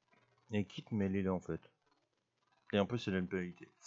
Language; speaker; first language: French; native; French